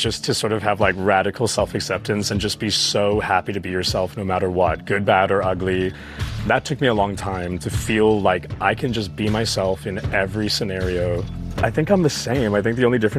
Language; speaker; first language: English; native; English